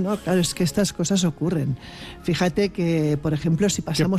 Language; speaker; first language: Spanish; native; Spanish